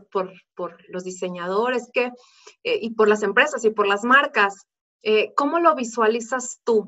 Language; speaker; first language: Spanish; native; Spanish